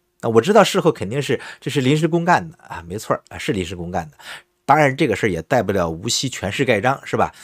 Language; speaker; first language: Chinese; native; Chinese